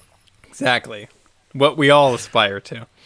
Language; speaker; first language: English; native; English